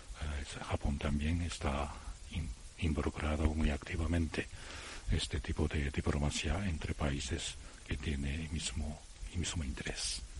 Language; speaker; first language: Spanish; non-native, fluent; Japanese